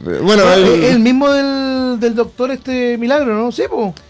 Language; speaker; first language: Spanish; native; Spanish